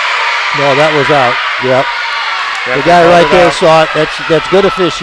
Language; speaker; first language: English; native; English